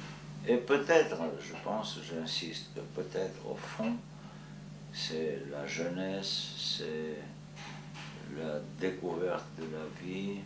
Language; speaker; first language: French; non-native, fluent; Georgian